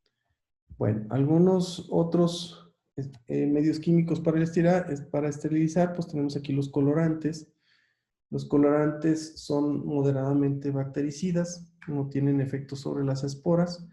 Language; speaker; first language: Spanish; native; Spanish